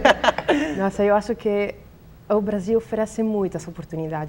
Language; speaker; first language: Portuguese; non-native, learner; Italian